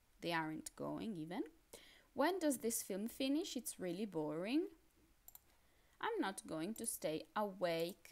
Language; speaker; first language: English; non-native, fluent; Italian